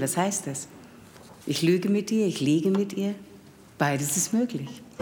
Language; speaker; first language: German; native; German